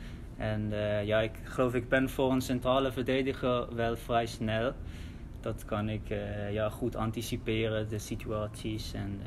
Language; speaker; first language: Dutch; early bilingual, heritage; German